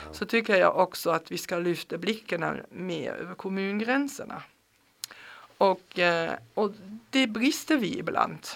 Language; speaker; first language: Swedish; non-native, fluent; German